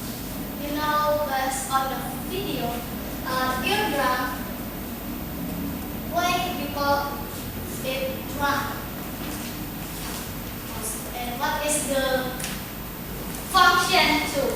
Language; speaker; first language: English; non-native, learner; Indonesian